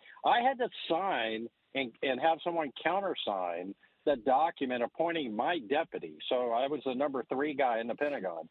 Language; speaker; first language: English; native; English